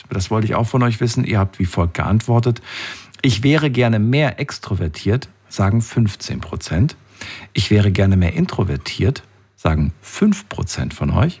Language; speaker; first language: German; native; German